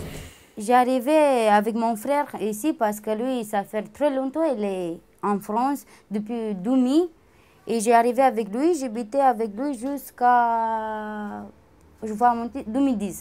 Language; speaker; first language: French; non-native, learner; Romanian